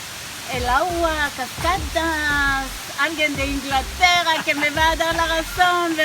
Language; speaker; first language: Spanish; non-native, fluent; Hebrew